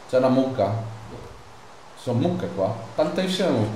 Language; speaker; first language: Italian; native; Italian